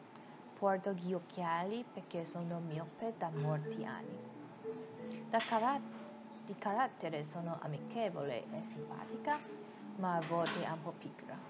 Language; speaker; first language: Italian; non-native, learner; Chinese